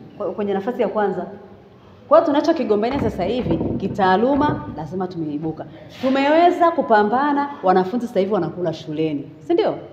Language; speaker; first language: Swahili; native; Swahili